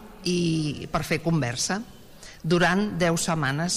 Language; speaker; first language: Catalan; native; Catalan